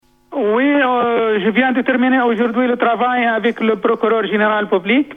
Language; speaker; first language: French; non-native, local second language; Arabic